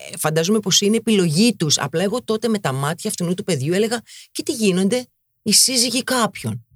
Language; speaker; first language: Greek; native; Greek